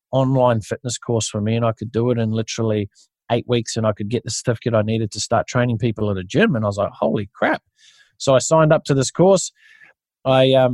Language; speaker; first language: English; native; English